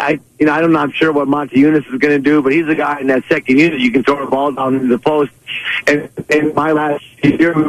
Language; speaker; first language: English; native; English